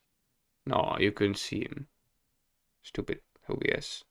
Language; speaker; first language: English; non-native, fluent; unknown